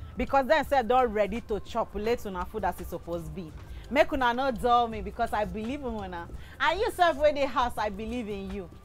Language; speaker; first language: Nigerian Pidgin; native; Nigerian Pidgin